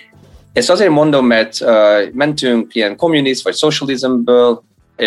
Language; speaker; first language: Hungarian; early bilingual, heritage; Hungarian